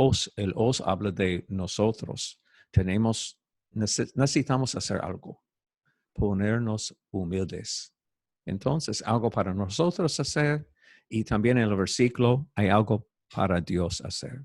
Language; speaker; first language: Spanish; non-native, fluent; English